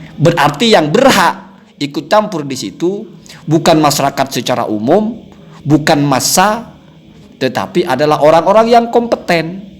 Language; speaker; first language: Indonesian; non-native, local second language; Madurese